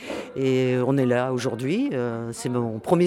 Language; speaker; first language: French; native; French